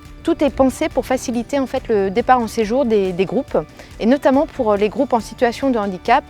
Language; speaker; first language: French; native; French